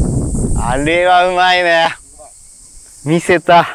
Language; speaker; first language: Japanese; native; Japanese